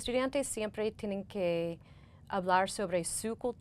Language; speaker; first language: Spanish; non-native, fluent; English